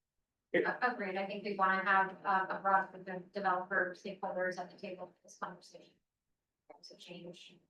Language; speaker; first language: English; native; English